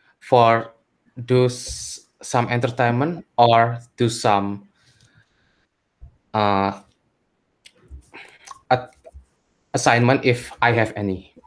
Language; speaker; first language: English; non-native, learner; Indonesian